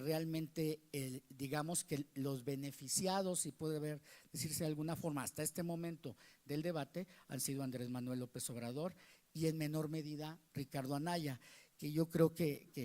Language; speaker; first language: Spanish; native; Spanish